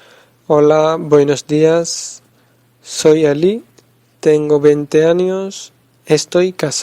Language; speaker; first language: Spanish; non-native, fluent; Urdu